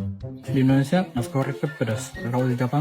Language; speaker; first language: Indonesian; non-native, fluent; Japanese